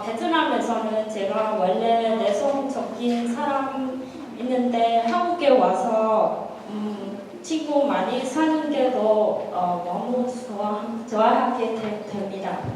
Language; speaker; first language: Korean; non-native, learner; Vietnamese